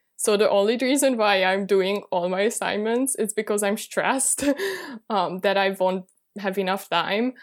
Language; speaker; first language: English; non-native, fluent; Hungarian